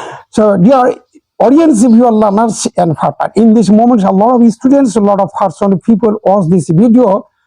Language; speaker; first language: English; non-native, local second language; Bangla